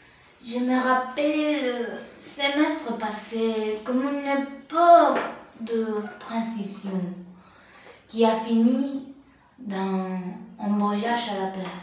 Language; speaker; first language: French; non-native, learner; Spanish